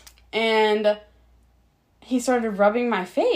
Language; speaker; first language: English; native; English